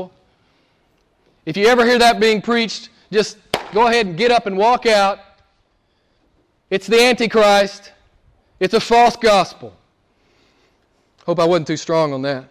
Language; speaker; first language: English; native; English